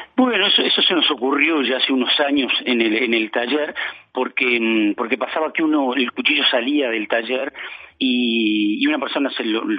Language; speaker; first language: Spanish; native; Spanish